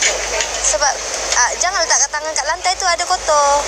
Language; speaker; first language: Indonesian; non-native, local second language; Malay